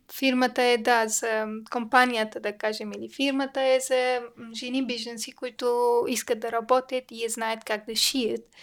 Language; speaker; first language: Bulgarian; non-native, learner; Persian